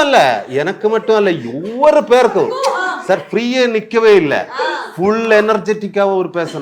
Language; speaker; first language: Tamil; non-native, learner; Malayalam